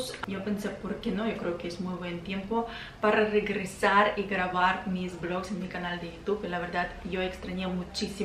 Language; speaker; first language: Spanish; non-native, fluent; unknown